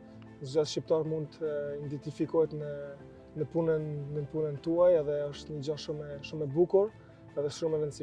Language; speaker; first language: Albanian; early bilingual, heritage; Albanian